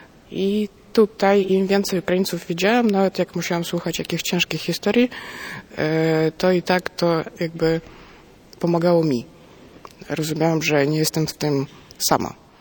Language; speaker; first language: Polish; non-native, fluent; Ukrainian